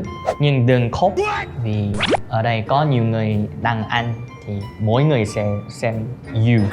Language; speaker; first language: Vietnamese; non-native, learner; Korean